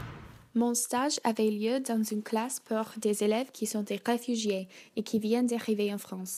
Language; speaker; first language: French; non-native, fluent; English